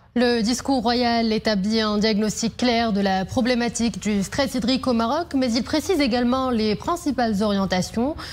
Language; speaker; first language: French; non-native, local second language; Arabic